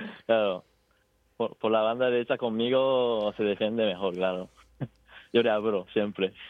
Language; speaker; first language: Spanish; non-native, fluent; Japanese